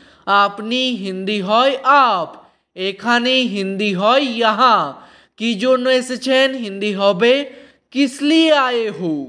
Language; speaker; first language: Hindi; non-native, fluent; Bangla